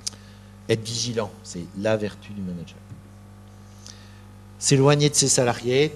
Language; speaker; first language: French; native; French